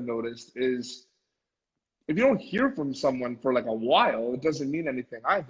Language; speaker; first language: English; native; English